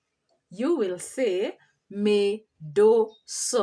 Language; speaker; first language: French; non-native, fluent; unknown